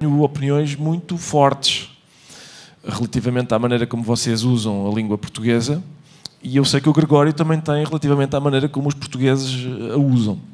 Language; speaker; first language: Portuguese; native; Portuguese